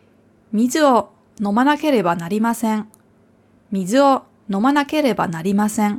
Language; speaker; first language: Japanese; non-native, fluent; German